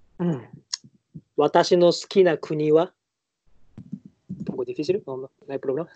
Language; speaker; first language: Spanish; non-native, learner; Japanese